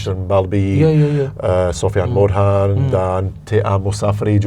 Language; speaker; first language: Indonesian; non-native, fluent; English